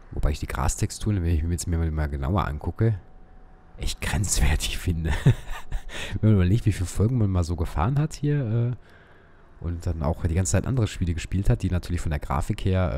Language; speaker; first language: German; native; German